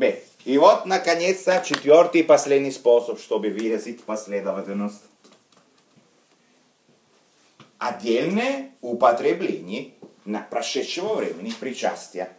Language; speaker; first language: Russian; non-native, fluent; Italian